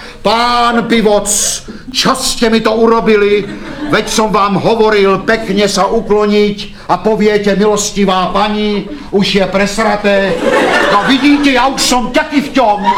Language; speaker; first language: Czech; native; Czech